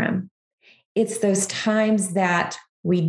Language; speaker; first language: English; native; English